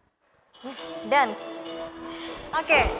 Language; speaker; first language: English; non-native, fluent; Indonesian